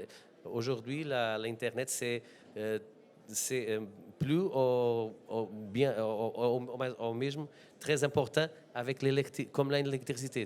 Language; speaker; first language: French; non-native, learner; Portuguese